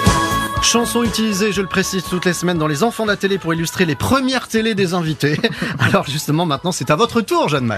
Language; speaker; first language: French; native; French